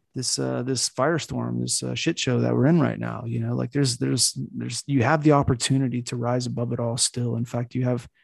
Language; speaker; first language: English; native; English